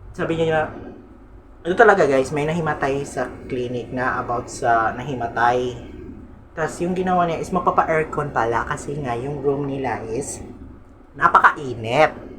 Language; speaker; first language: Filipino; non-native, local second language; Cebuano